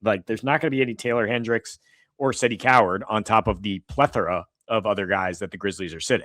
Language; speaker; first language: English; native; English